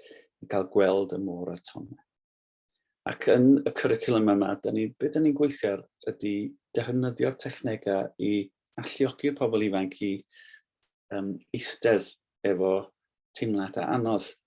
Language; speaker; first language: Welsh; native; Welsh